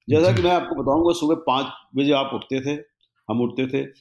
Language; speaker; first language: Hindi; native; Hindi